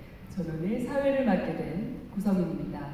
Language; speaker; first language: Korean; native; Korean